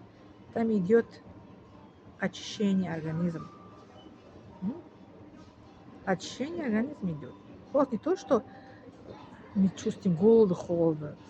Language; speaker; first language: Russian; non-native, fluent; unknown